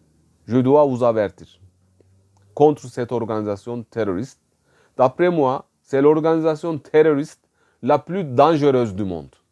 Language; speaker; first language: French; non-native, fluent; Turkish